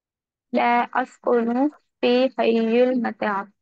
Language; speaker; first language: Arabic; non-native, learner; Urdu